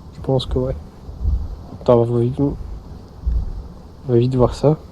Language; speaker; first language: French; native; French